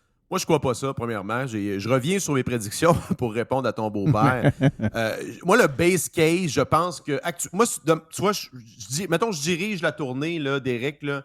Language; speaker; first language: French; native; French